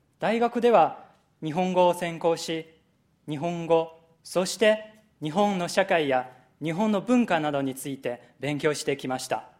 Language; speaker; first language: Japanese; non-native, fluent; Chinese